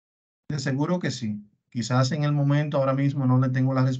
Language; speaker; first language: Spanish; native; Spanish